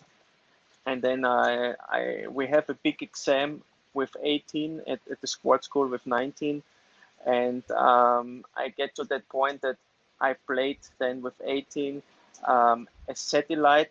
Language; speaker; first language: English; non-native, fluent; German